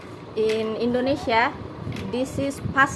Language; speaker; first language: English; non-native, learner; Indonesian